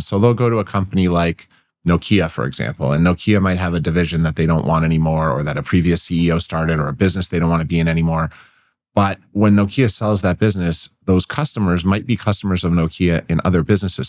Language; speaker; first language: English; native; English